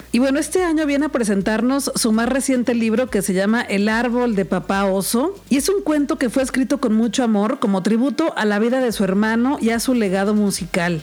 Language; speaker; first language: Spanish; native; Spanish